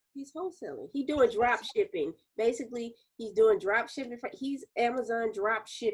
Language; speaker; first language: English; native; English